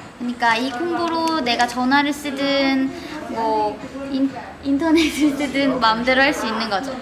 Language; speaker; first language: Korean; native; Korean